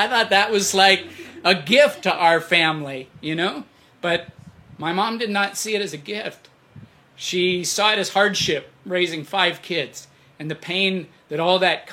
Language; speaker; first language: English; native; English